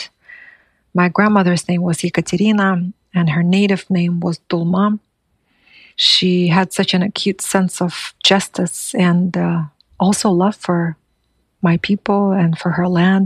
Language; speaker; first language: English; non-native, fluent; Buriat